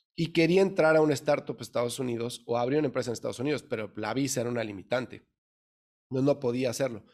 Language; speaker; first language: Spanish; native; Spanish